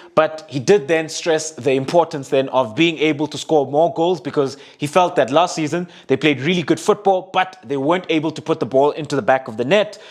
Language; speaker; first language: English; non-native, local second language; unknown